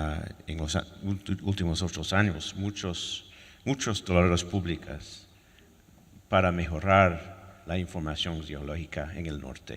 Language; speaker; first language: Spanish; non-native, fluent; French